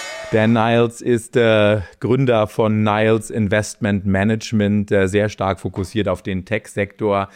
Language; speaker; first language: German; native; German